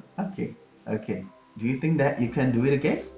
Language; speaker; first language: English; non-native, fluent; Indonesian